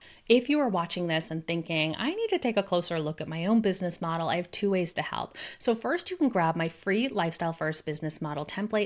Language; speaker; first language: English; native; English